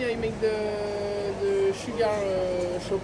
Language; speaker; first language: English; non-native, learner; French